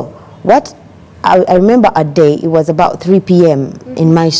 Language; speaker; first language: English; non-native, local second language; Ganda